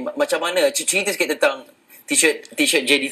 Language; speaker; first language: Malay; native; Malay